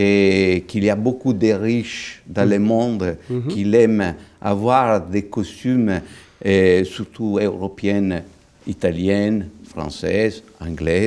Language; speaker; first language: French; non-native, fluent; Italian